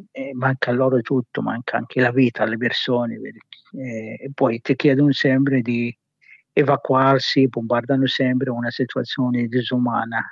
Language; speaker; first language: Italian; non-native, fluent; Arabic